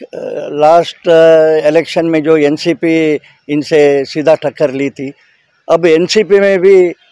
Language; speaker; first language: Hindi; non-native, local second language; Kannada